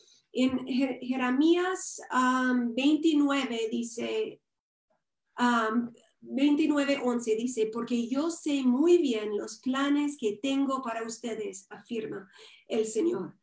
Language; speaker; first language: Spanish; non-native, fluent; English